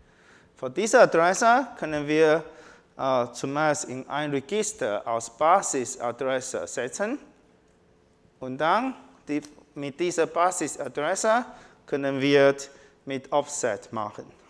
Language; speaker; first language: German; non-native, learner; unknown